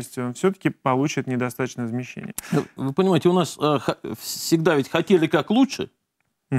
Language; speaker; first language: Russian; native; Russian